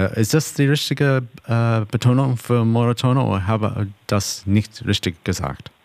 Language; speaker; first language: German; non-native, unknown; English